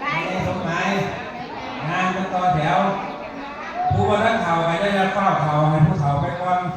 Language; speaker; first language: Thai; non-native, local second language; Northeastern Thai